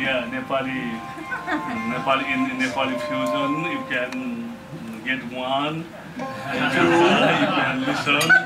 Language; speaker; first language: English; non-native, learner; Nepali